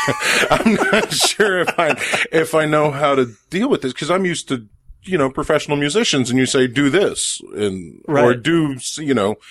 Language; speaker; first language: English; native; English